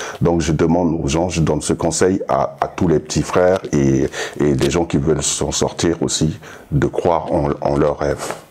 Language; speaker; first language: French; non-native, local second language; Sango